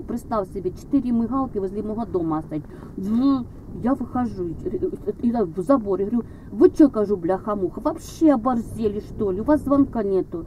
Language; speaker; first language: Russian; native; Russian